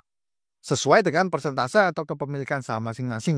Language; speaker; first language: Indonesian; native; Indonesian